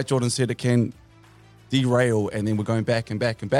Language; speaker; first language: English; native; English